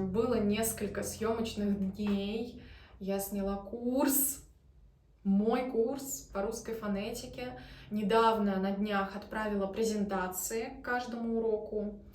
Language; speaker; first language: Russian; native; Russian